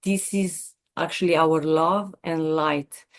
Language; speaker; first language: English; non-native, fluent; Romanian